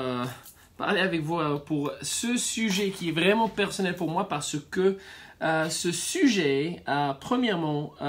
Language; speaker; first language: French; non-native, fluent; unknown